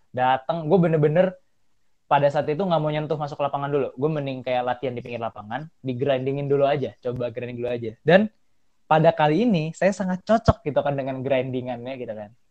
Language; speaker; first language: Indonesian; native; Indonesian